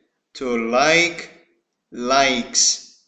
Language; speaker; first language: English; non-native, fluent; Portuguese